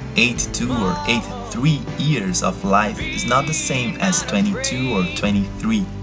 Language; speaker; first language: English; non-native, learner; Portuguese